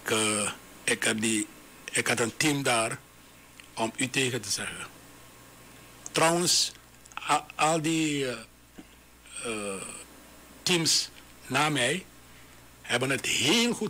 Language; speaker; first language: Dutch; non-native, local second language; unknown